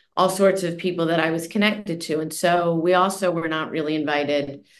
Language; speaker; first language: English; native; English